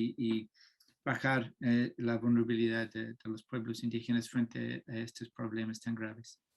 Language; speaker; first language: Spanish; non-native, fluent; English